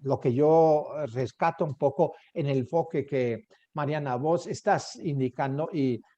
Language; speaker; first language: Spanish; native; Spanish